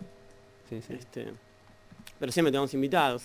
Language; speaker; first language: Spanish; native; Spanish